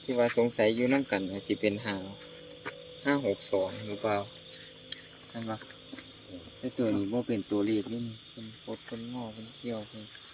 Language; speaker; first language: Thai; native; Thai